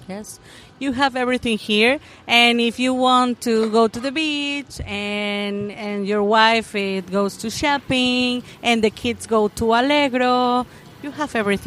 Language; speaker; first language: English; non-native, learner; Spanish